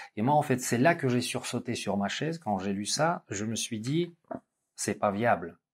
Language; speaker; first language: French; non-native, fluent; Russian